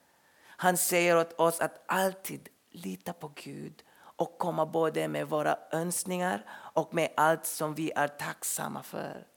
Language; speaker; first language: Swedish; non-native, fluent; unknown